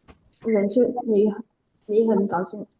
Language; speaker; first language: Chinese; non-native, learner; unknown